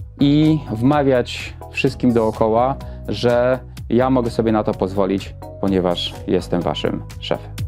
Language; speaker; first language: Polish; native; Polish